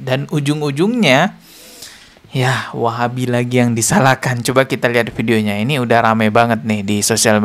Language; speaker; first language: Indonesian; native; Indonesian